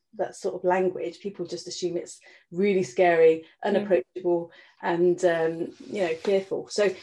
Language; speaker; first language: English; native; English